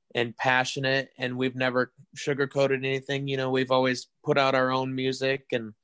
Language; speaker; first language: English; native; English